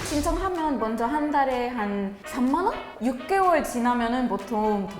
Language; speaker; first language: Korean; non-native, fluent; Spanish